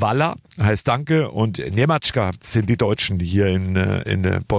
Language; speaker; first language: German; native; German